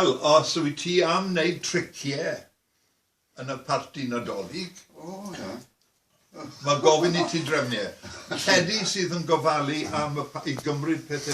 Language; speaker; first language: Welsh; native; Welsh